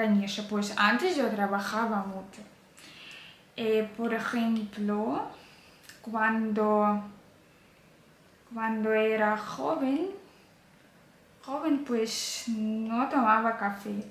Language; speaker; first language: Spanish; non-native, fluent; Ukrainian